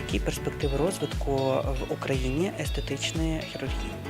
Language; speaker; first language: Ukrainian; native; Ukrainian